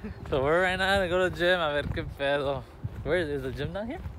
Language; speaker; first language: English; early bilingual, other home language; Spanish